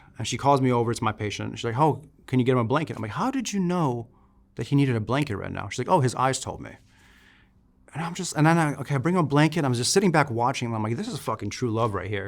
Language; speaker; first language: English; native; English